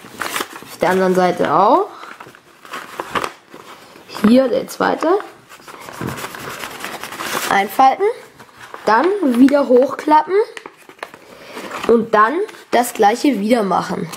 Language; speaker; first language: German; native; German